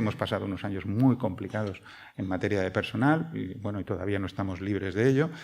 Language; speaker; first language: Spanish; native; Spanish